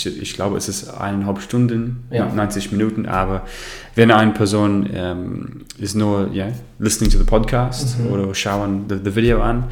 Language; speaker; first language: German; non-native, learner; English